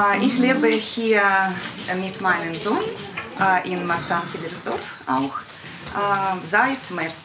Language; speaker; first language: German; non-native, learner; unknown